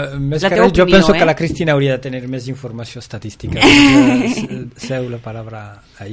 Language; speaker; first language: Catalan; non-native, fluent; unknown